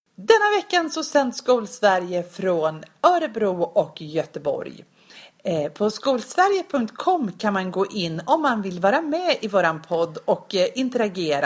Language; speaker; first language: Swedish; native; Swedish